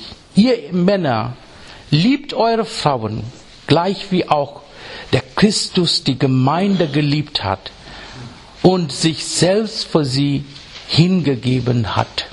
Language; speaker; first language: German; non-native, fluent; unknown